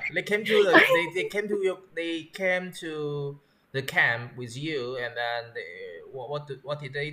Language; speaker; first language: English; non-native, learner; Chinese